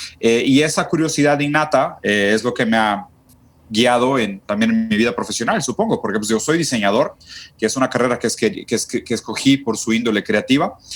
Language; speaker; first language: Spanish; early bilingual, other home language; Portuguese